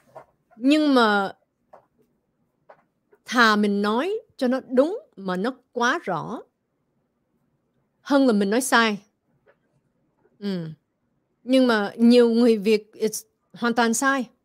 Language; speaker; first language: Vietnamese; early bilingual, other home language; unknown